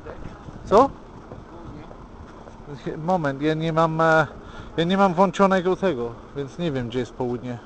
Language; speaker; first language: Polish; non-native, fluent; English